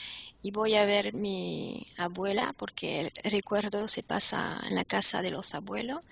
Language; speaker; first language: Spanish; non-native, fluent; French